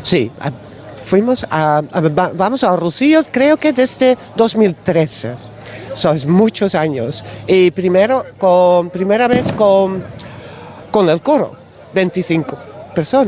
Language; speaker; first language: Spanish; non-native, learner; Dutch